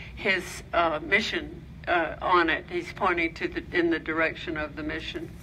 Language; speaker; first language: English; native; English